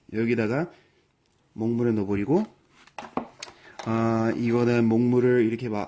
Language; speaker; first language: Korean; non-native, fluent; English